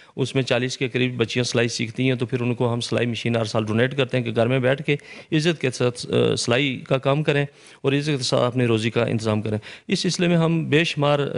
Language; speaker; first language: Urdu; non-native, local second language; Punjabi